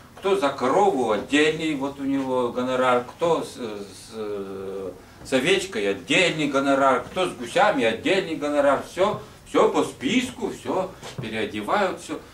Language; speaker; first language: Russian; non-native, local second language; Udmurt